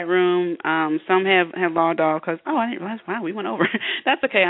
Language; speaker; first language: English; native; English